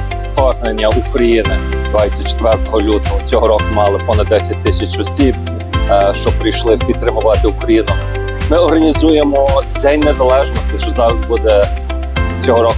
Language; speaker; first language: Ukrainian; early bilingual, heritage; Ukrainian